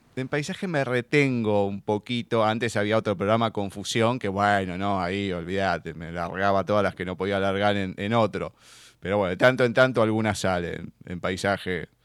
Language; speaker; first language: Spanish; native; Spanish